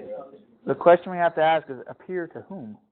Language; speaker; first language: English; native; English